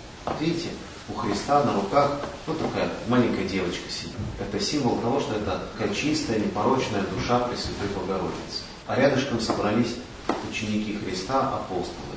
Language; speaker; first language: Russian; native; Russian